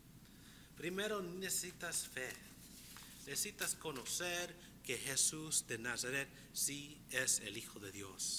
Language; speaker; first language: Spanish; non-native, fluent; English